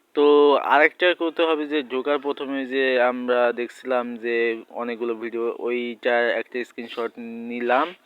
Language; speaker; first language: Bangla; native; Bangla